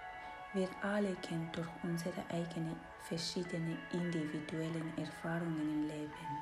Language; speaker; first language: German; non-native, fluent; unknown